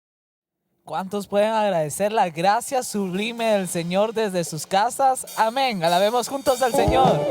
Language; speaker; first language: Spanish; native; Spanish